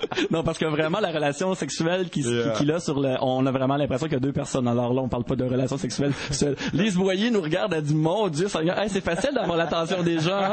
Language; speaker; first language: French; native; French